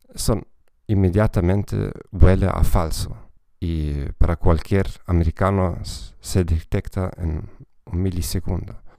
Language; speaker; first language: Spanish; non-native, fluent; German